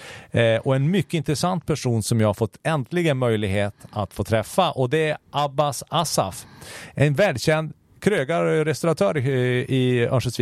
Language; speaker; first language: Swedish; native; Swedish